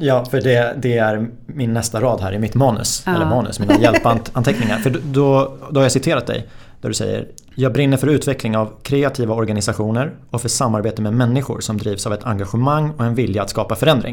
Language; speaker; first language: Swedish; native; Swedish